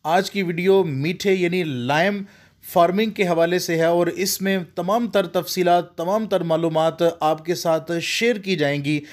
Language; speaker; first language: Urdu; non-native, local second language; Punjabi